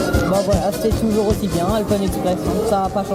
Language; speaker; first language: French; native; French